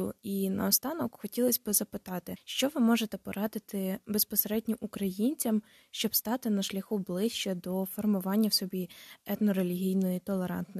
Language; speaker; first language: Ukrainian; native; Ukrainian